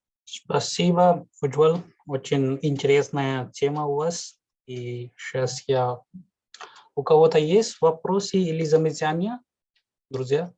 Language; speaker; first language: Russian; non-native, fluent; Hindi